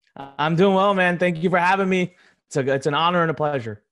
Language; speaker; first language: English; early bilingual, other home language; Hindi